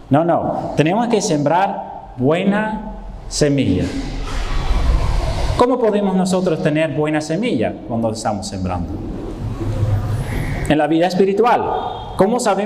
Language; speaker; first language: Spanish; non-native, fluent; Dutch